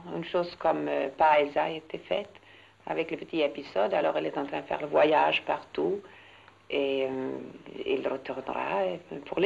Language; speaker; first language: French; non-native, learner; Swedish